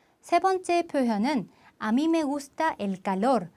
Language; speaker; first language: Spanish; non-native, fluent; Korean